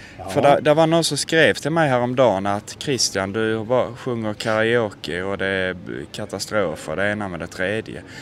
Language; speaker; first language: Swedish; native; Swedish